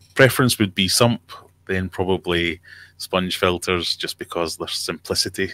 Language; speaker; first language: English; native; English